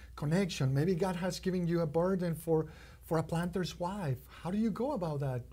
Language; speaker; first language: English; non-native, fluent; Spanish